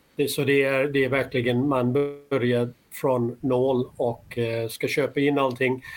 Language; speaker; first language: Swedish; non-native, fluent; English